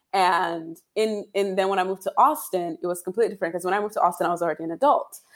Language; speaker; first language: English; non-native, local second language; Yoruba